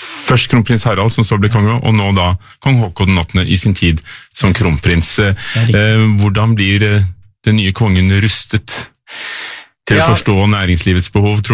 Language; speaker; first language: Norwegian; native; Norwegian